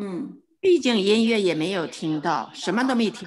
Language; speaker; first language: Chinese; native; Chinese